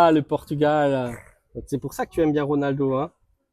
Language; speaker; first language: French; native; French